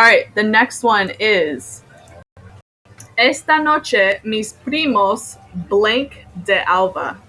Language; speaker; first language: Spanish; non-native, fluent; English